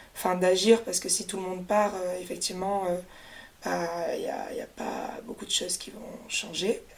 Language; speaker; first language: French; native; French